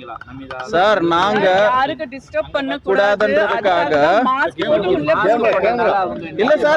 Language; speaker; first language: Tamil; native; Tamil